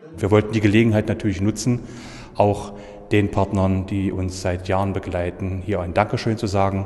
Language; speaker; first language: German; native; German